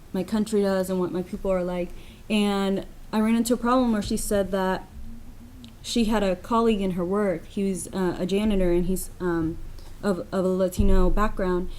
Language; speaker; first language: English; non-native, fluent; Spanish